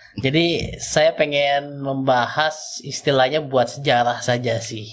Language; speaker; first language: Indonesian; native; Indonesian